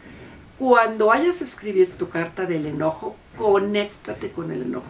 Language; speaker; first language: Spanish; native; Spanish